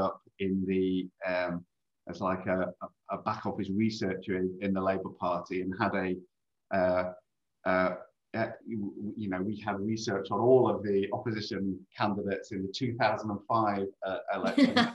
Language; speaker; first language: English; native; English